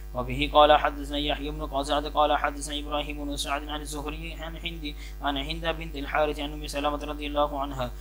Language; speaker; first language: Arabic; non-native, fluent; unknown